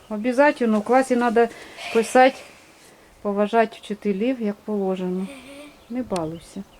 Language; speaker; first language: Ukrainian; native; Ukrainian